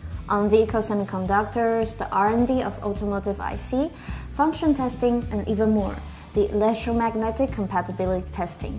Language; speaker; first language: English; non-native, fluent; Chinese